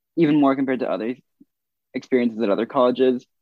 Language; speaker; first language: English; native; English